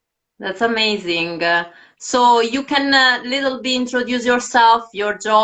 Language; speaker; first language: English; non-native, fluent; Italian